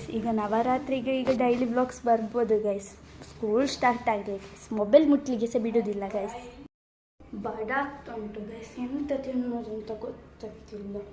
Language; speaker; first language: Kannada; native; Kannada